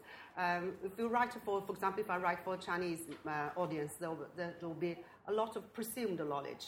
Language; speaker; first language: English; non-native, fluent; Chinese